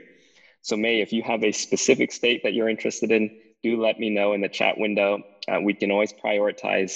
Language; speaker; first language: English; native; English